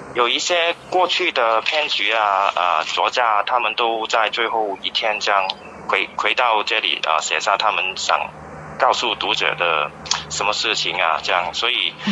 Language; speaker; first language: Chinese; non-native, fluent; Cantonese